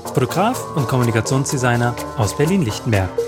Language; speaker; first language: German; native; German